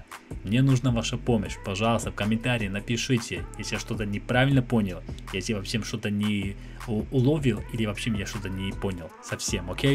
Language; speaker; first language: Russian; non-native, fluent; English